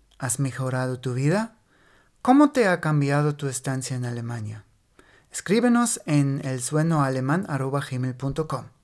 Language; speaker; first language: Spanish; non-native, fluent; German